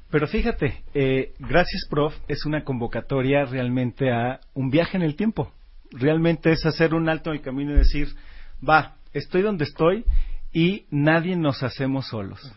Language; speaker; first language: Spanish; native; Spanish